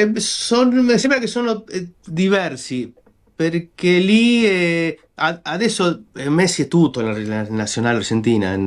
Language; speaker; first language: Italian; non-native, fluent; Spanish